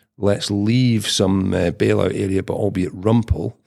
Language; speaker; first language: English; native; English